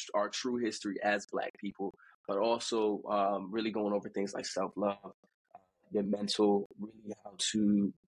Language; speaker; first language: English; early bilingual, other home language; Haitian Creole